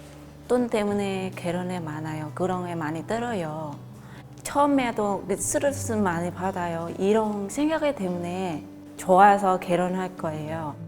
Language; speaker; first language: Korean; non-native, learner; Vietnamese